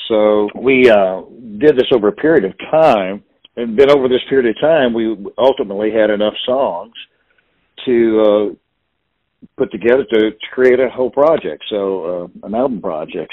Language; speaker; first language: English; native; English